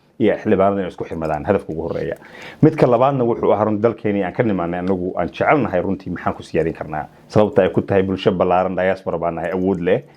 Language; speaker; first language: Somali; early bilingual, heritage; Somali